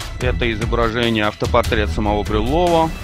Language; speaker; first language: Russian; native; Russian